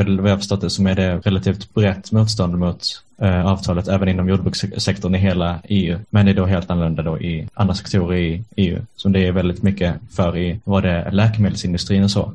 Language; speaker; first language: Swedish; native; Swedish